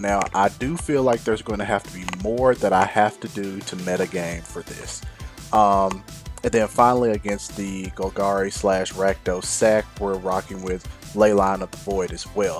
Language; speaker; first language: English; native; English